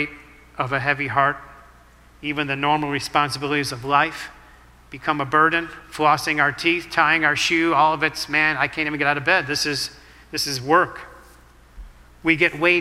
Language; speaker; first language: English; native; English